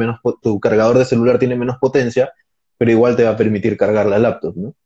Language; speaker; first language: Spanish; native; Spanish